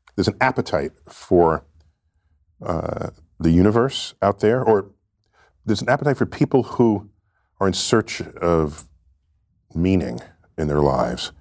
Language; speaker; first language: English; native; English